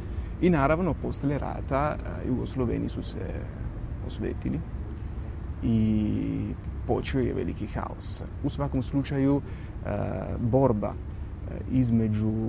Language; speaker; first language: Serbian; non-native, fluent; Italian